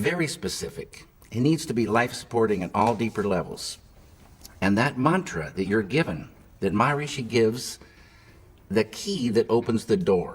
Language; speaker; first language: English; native; English